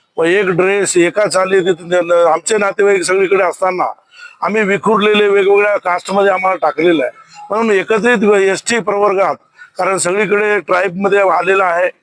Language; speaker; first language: Marathi; non-native, local second language; Lambadi